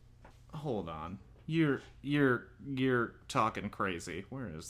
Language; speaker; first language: English; native; English